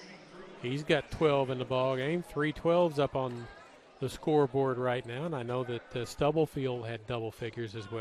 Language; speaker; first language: English; native; English